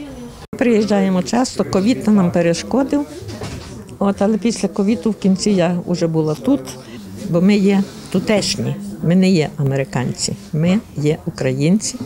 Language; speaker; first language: Ukrainian; native; Ukrainian